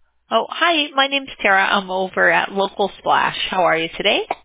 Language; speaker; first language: English; native; English